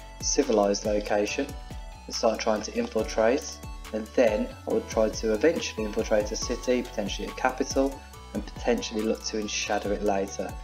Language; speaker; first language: English; native; English